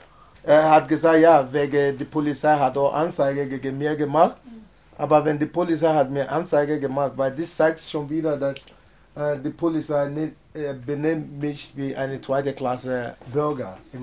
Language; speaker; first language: German; non-native, learner; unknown